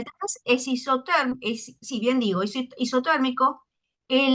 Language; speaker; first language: Spanish; native; Spanish